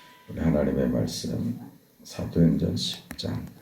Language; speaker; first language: Korean; native; Korean